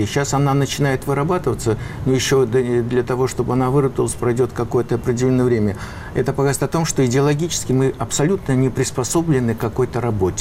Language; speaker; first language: Russian; native; Russian